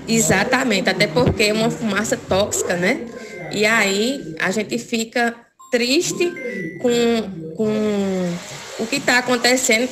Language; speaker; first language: Portuguese; native; Portuguese